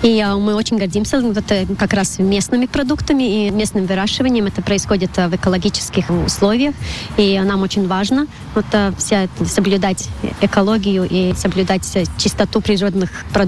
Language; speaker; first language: Russian; non-native, local second language; Latvian